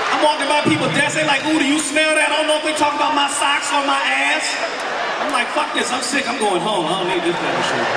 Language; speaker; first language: English; native; English